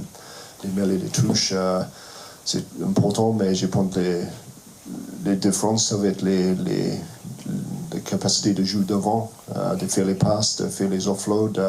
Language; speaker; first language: French; non-native, fluent; English